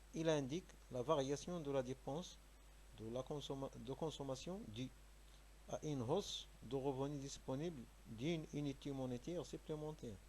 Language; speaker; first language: French; non-native, local second language; Arabic